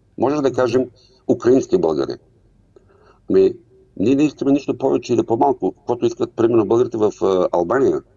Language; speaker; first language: Bulgarian; non-native, local second language; Turkish